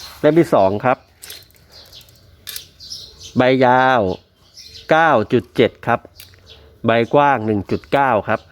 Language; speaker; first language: Thai; native; Thai